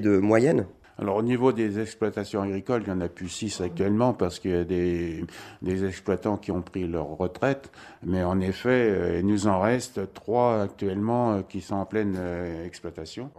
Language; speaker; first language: French; native; French